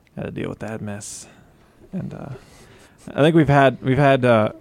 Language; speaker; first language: English; native; English